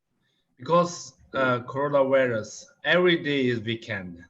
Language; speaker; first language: English; non-native, learner; Chinese